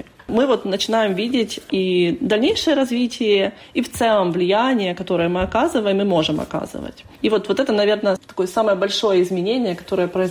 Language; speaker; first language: Russian; native; Russian